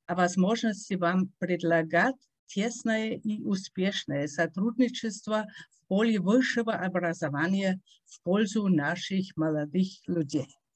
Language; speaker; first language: Russian; non-native, learner; German